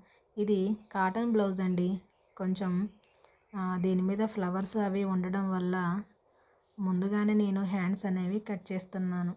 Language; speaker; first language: Telugu; native; Telugu